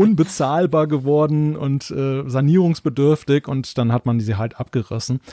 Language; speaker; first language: German; native; German